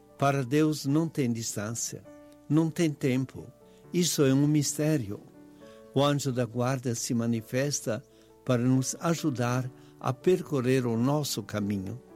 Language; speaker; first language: Portuguese; non-native, fluent; Italian